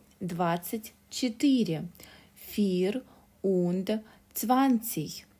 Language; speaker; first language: German; non-native, fluent; Russian